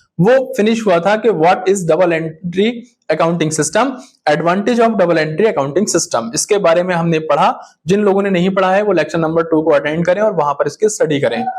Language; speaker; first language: Hindi; native; Hindi